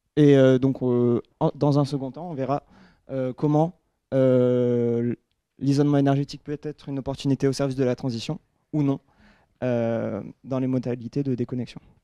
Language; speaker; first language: French; native; French